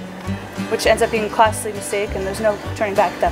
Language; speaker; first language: English; native; English